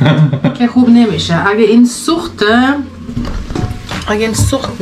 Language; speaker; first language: Persian; non-native, learner; Norwegian